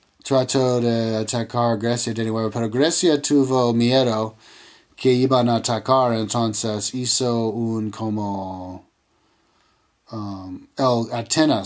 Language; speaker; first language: Spanish; non-native, learner; English